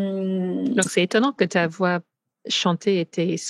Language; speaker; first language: French; non-native, fluent; English